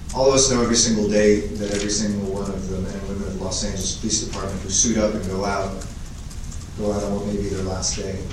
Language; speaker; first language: English; native; English